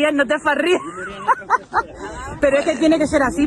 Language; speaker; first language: Spanish; native; Spanish